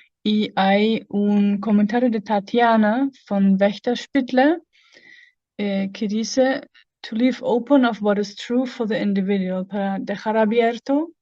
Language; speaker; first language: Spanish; non-native, fluent; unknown